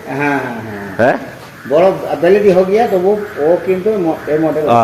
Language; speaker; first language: Hindi; non-native, local second language; Bangla